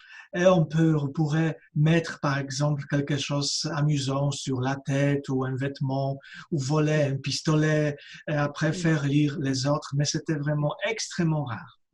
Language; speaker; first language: French; non-native, fluent; Polish